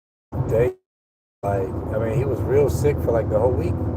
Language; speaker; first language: English; native; English